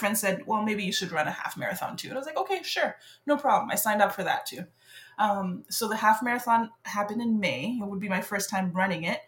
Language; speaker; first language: English; non-native, fluent; French